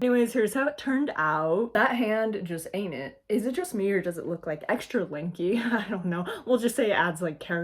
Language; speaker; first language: English; native; English